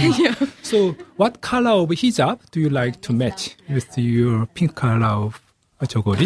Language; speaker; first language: English; non-native, learner; Korean